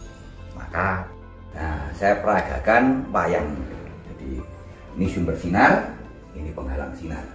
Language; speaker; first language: Indonesian; non-native, local second language; Javanese